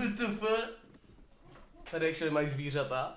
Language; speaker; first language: Czech; native; Czech